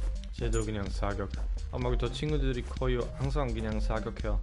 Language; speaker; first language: Korean; non-native, fluent; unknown